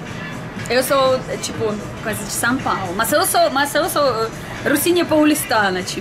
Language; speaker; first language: Portuguese; non-native, learner; Russian